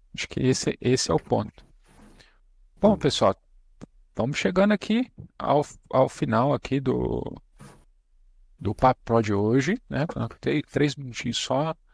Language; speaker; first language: Portuguese; native; Portuguese